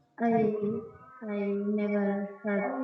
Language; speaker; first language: English; non-native, learner; Indonesian